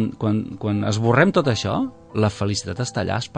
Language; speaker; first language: Catalan; native; Catalan